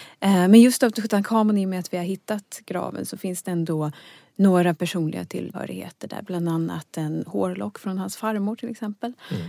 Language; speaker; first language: Swedish; native; Swedish